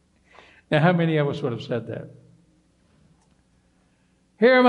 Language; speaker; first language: English; native; English